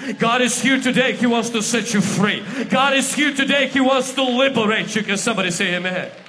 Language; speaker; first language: English; non-native, fluent; Ukrainian